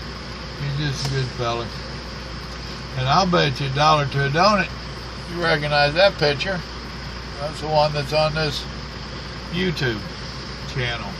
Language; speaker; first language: English; native; English